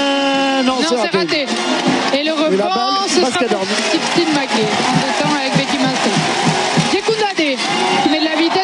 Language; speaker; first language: French; native; French